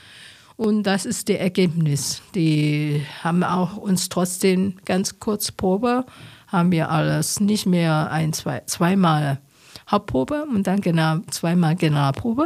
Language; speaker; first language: German; non-native, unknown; Chinese